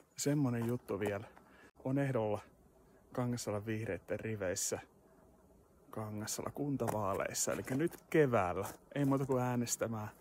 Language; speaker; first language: Finnish; native; Finnish